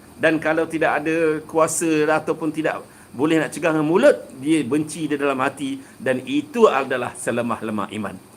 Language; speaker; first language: Malay; native; Malay